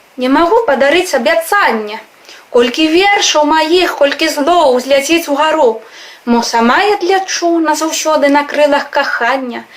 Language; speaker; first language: Belarusian; non-native, fluent; Spanish